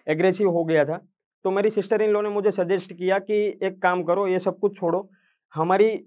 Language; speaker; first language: Hindi; non-native, local second language; Gujarati